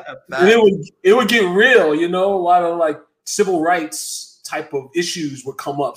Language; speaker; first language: English; native; English